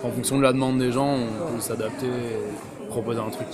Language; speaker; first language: French; native; French